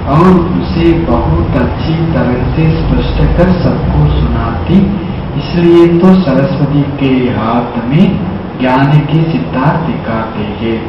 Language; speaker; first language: Hindi; non-native, local second language; Tamil